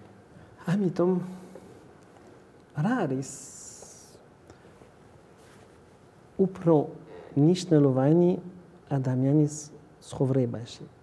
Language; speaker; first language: Georgian; non-native, learner; French